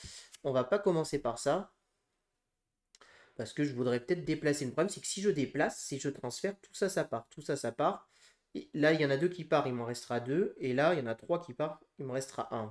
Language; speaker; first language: French; native; French